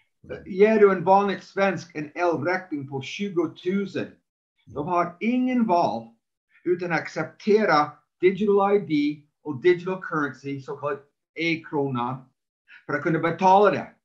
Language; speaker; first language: Swedish; non-native, fluent; English